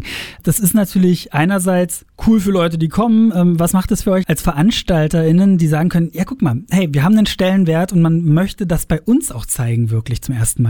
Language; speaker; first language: German; native; German